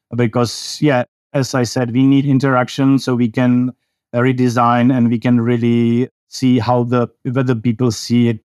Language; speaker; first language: English; non-native, fluent; Czech